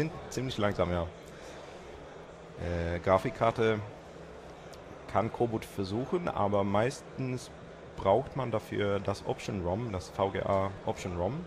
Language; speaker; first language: German; non-native, fluent; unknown